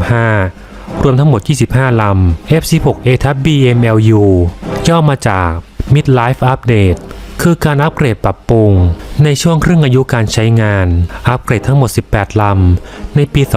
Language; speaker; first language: Thai; native; Thai